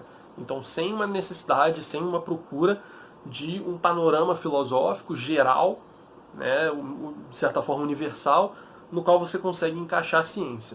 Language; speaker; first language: Portuguese; native; Portuguese